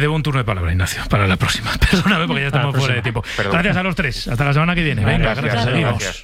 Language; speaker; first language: Spanish; native; Spanish